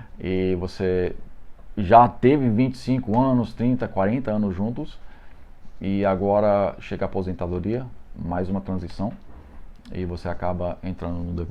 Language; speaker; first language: Portuguese; non-native, fluent; English